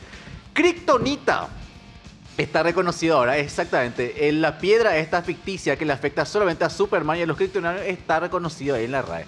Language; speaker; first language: Spanish; native; Spanish